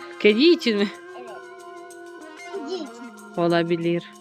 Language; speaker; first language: Turkish; non-native, learner; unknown